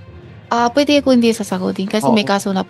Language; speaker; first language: Filipino; non-native, learner; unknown